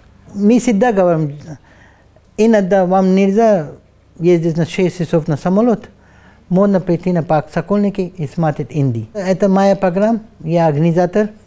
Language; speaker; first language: Russian; non-native, learner; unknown